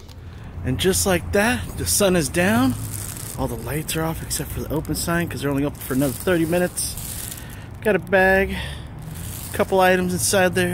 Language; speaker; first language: English; native; English